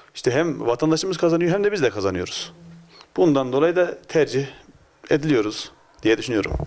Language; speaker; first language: Turkish; native; Turkish